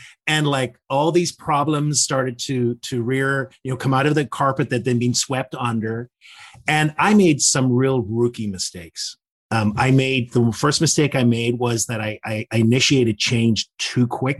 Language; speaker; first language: English; native; English